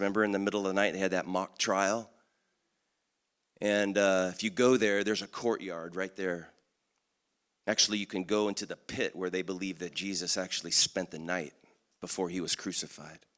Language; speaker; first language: English; native; English